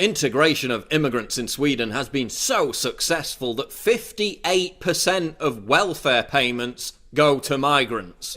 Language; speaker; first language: English; native; English